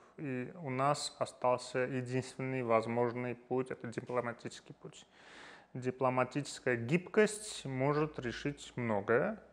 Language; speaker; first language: Russian; non-native, fluent; Armenian